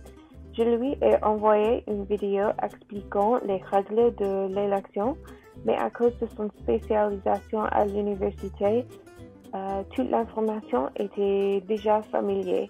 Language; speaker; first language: French; non-native, learner; English